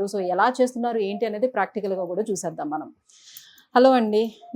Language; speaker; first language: Telugu; native; Telugu